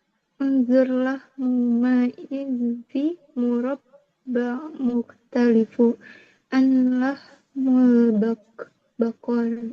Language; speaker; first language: Arabic; non-native, learner; Indonesian